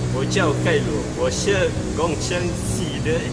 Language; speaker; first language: Chinese; non-native, learner; Malay